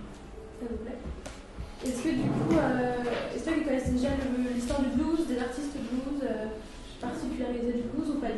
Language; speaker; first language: French; native; French